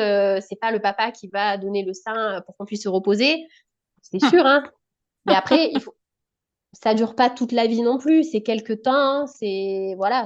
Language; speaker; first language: French; native; French